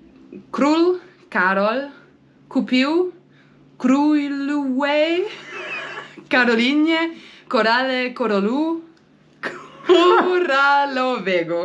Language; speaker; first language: Polish; non-native, learner; English